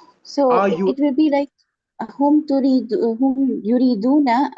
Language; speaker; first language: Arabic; non-native, learner; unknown